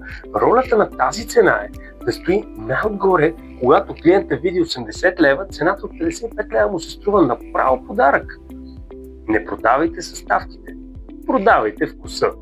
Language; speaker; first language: Bulgarian; native; Bulgarian